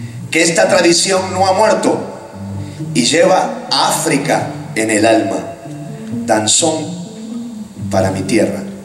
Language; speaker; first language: Spanish; native; Spanish